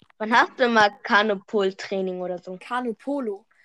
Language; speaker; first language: German; early bilingual, other home language; Vietnamese